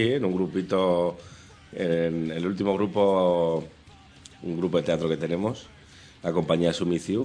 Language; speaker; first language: Spanish; native; Spanish